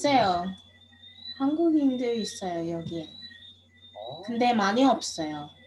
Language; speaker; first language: Korean; non-native, learner; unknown